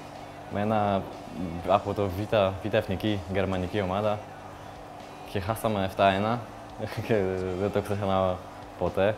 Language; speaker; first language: Greek; non-native, learner; Polish